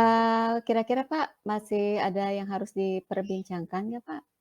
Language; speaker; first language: Indonesian; non-native, local second language; Sundanese